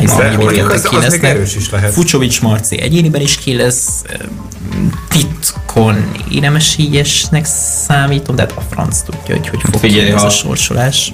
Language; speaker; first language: Hungarian; native; Hungarian